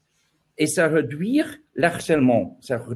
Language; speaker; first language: French; non-native, learner; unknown